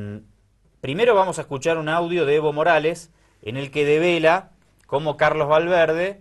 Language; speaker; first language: Spanish; native; Spanish